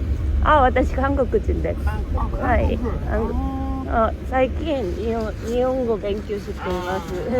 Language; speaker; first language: Japanese; non-native, learner; Korean